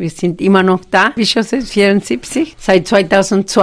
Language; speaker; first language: German; non-native, fluent; Spanish